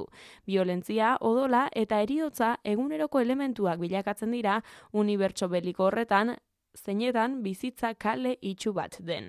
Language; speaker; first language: Basque; native; Basque